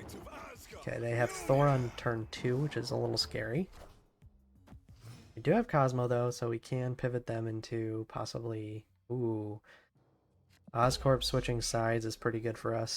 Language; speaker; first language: English; native; English